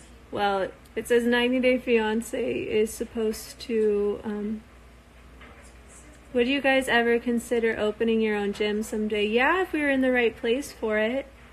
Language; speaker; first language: English; native; English